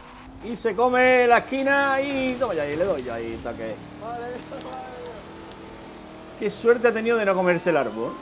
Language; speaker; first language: Spanish; native; Spanish